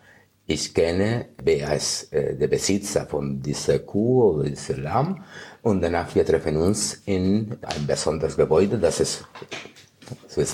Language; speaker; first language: German; non-native, fluent; Spanish